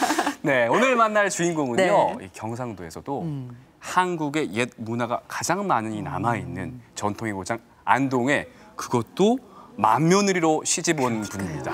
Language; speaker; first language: Korean; native; Korean